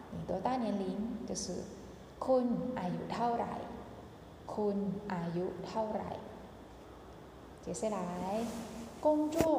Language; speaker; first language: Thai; non-native, fluent; Chinese